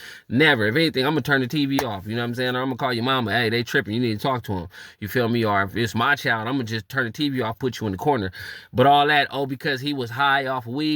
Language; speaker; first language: English; native; English